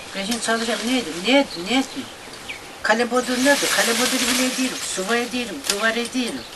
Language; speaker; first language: Turkish; native; Turkish